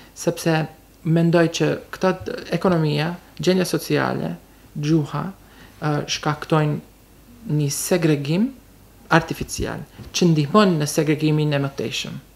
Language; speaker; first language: Albanian; early bilingual, heritage; Albanian